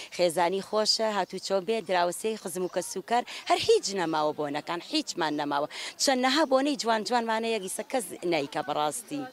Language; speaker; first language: Central Kurdish; non-native, local second language; Gurani